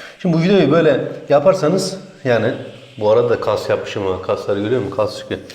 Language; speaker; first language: Turkish; native; Turkish